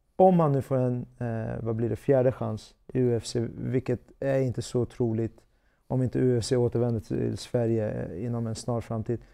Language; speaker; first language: Swedish; native; Swedish